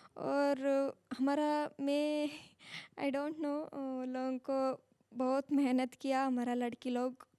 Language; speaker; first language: Hindi; non-native, local second language; Kannada